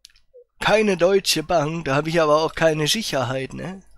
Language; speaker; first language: German; native; German